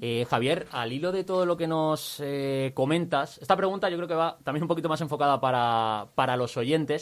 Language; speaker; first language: Spanish; native; Spanish